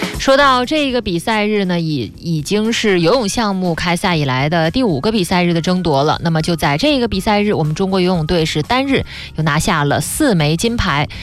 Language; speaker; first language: Chinese; native; Chinese